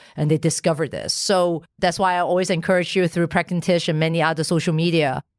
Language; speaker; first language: English; non-native, local second language; Cantonese